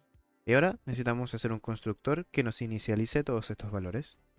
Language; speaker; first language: Spanish; native; Spanish